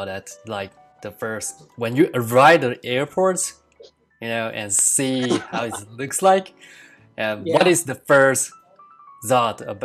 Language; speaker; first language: English; non-native, fluent; Chinese